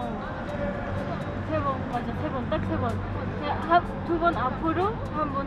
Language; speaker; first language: Korean; non-native, fluent; Turkish